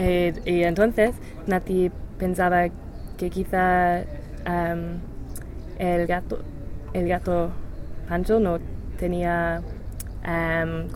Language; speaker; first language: Spanish; non-native, learner; English